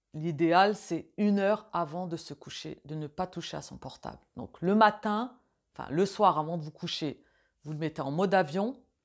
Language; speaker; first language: French; native; French